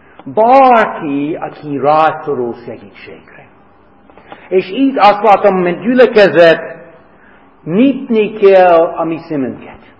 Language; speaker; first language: Hungarian; non-native, fluent; English